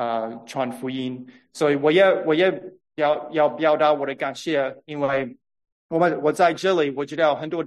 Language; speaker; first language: Chinese; non-native, fluent; English